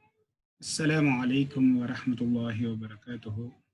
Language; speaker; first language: Arabic; non-native, fluent; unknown